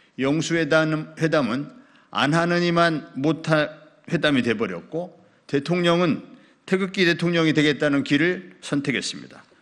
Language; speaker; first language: Korean; native; Korean